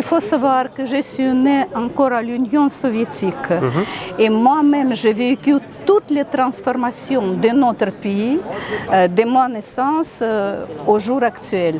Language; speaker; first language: French; non-native, fluent; Russian